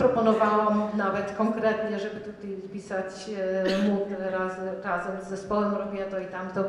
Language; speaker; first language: Polish; non-native, fluent; German